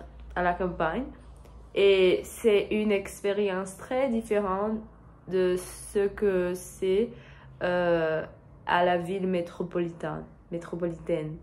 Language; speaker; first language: French; non-native, learner; Portuguese